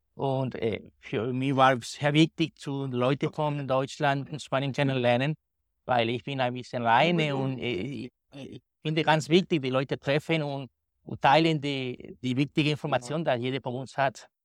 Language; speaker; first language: German; non-native, learner; Spanish